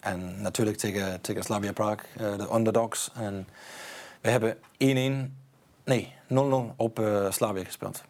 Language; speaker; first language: Dutch; non-native, fluent; Danish